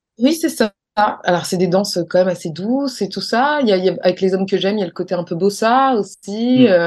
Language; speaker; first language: French; native; French